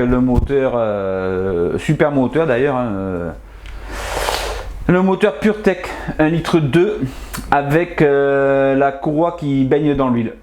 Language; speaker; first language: French; native; French